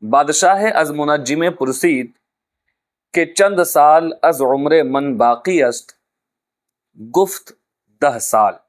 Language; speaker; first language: Persian; non-native, fluent; Urdu